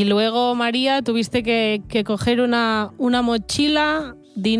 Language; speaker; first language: Spanish; non-native, local second language; Catalan